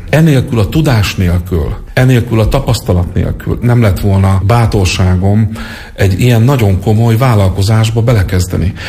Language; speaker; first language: Hungarian; native; Hungarian